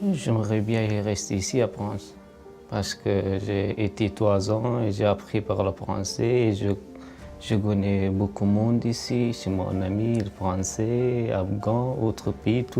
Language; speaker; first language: French; non-native, learner; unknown